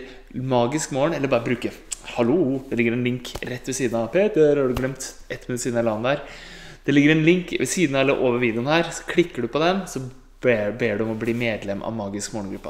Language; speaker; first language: Norwegian; native; Norwegian